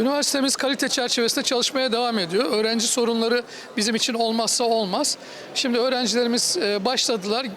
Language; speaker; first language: Turkish; native; Turkish